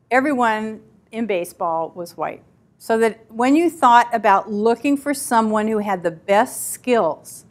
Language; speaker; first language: English; native; English